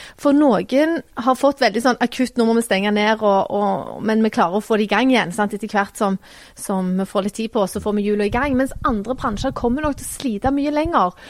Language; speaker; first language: Norwegian; native; Norwegian